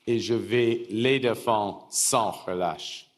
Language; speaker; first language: French; non-native, fluent; English